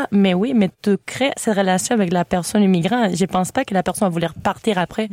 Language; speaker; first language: French; non-native, fluent; Spanish